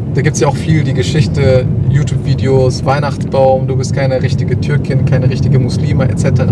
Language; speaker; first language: German; early bilingual, other home language; Turkish